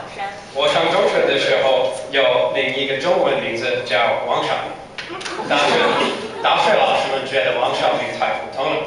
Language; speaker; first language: Chinese; non-native, learner; English